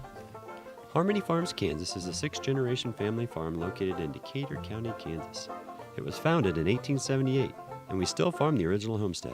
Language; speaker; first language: English; native; English